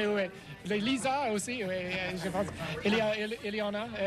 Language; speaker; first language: French; non-native, fluent; English